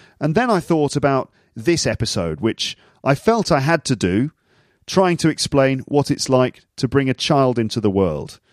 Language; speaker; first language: English; native; English